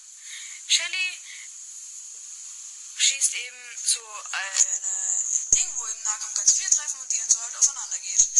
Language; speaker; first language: German; native; German